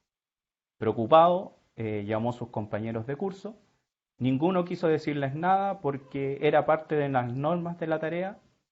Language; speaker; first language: Spanish; native; Spanish